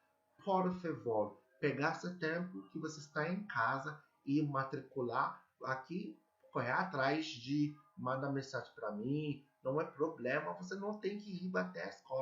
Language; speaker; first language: Portuguese; non-native, learner; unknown